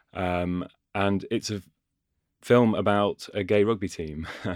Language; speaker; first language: English; native; English